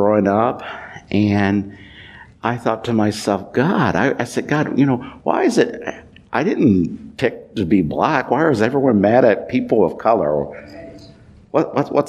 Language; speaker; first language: English; native; English